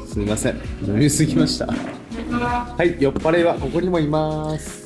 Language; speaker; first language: Japanese; native; Japanese